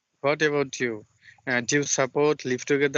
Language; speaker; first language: English; non-native, fluent; Bangla